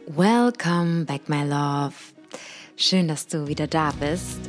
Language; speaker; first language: German; early bilingual, other home language; Russian